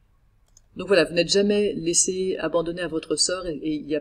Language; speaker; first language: French; native; French